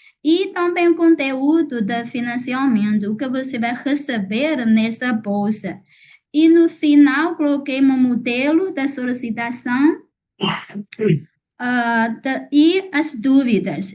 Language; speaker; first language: Portuguese; non-native, fluent; Chinese